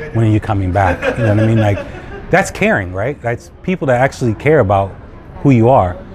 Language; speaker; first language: English; native; English